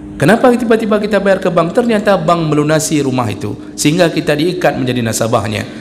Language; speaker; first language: Malay; non-native, local second language; Achinese